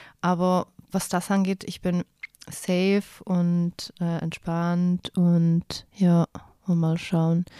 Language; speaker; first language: German; native; German